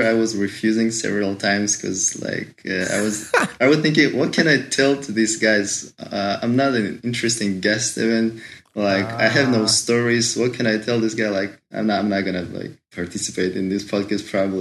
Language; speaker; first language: English; non-native, fluent; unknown